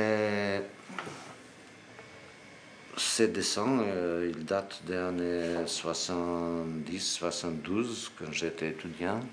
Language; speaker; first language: French; non-native, fluent; Serbian